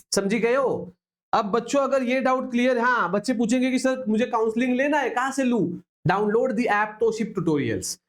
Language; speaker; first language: Hindi; non-native, local second language; Marathi